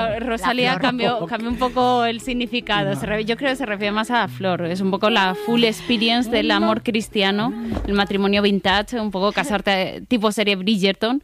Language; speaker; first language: Spanish; native; Spanish